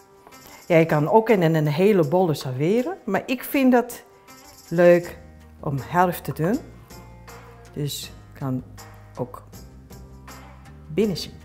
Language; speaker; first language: Dutch; non-native, learner; Japanese